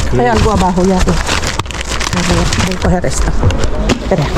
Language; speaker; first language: Spanish; non-native, fluent; Filipino